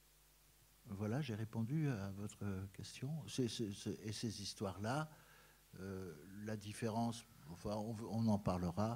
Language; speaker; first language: French; native; French